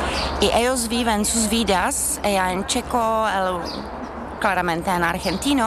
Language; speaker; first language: Spanish; non-native, learner; Czech